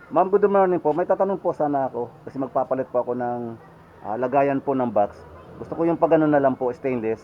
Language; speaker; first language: Filipino; native; Filipino